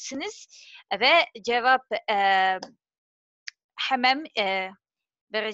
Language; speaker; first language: Turkish; non-native, learner; Serbian